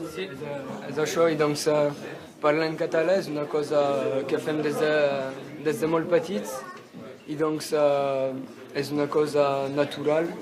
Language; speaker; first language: Catalan; non-native, local second language; French